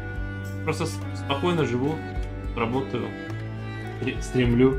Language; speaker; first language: Russian; early bilingual, heritage; Russian